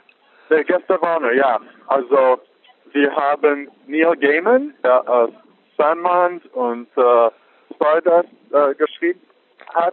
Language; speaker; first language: German; non-native, fluent; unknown